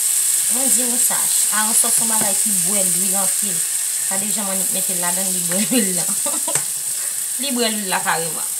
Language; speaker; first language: French; non-native, learner; Haitian Creole